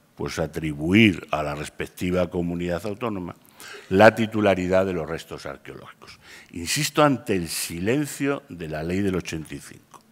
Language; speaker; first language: Spanish; native; Spanish